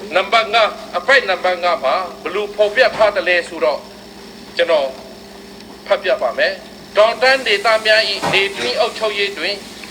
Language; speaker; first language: Burmese; non-native, local second language; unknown